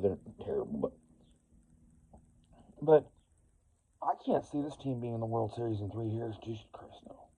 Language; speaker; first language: English; native; English